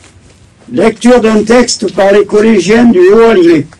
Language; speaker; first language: French; native; French